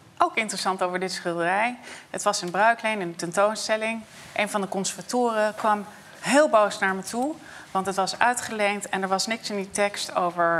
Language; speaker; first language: Dutch; non-native, fluent; English